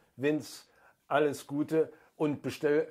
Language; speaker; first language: German; native; German